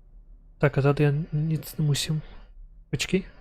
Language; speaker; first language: Czech; non-native, learner; Ukrainian